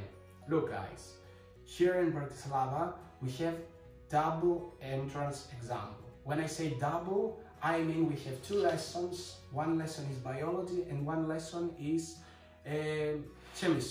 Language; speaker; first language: English; non-native, fluent; Greek